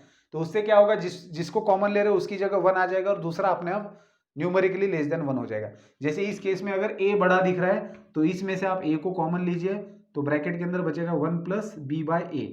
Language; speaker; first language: Hindi; native; Hindi